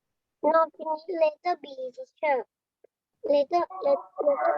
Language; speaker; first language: English; non-native, learner; Thai